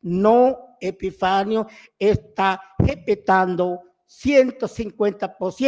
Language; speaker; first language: Portuguese; non-native, learner; Spanish